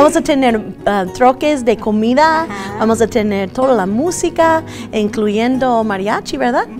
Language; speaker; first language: Spanish; early bilingual, other home language; English